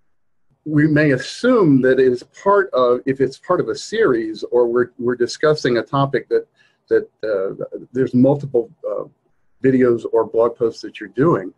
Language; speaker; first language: English; native; English